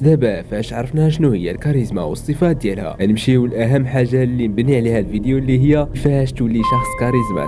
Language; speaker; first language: Arabic; native; Arabic